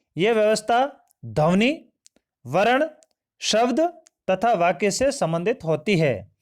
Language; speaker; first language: Hindi; native; Hindi